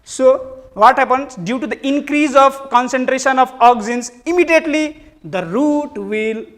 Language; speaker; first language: English; non-native, local second language; Nepali